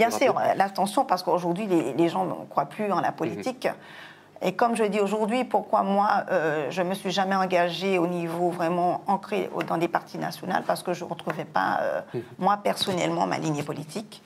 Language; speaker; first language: French; non-native, local second language; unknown